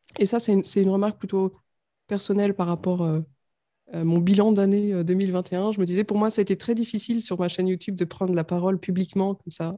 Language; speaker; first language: French; native; French